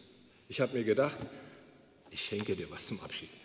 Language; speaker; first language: German; native; German